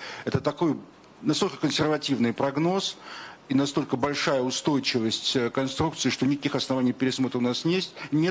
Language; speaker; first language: Russian; native; Russian